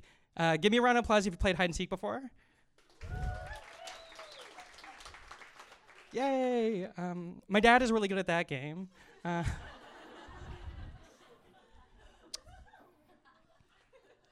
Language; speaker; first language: English; native; English